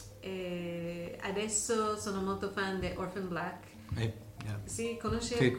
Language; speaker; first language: Italian; non-native, learner; English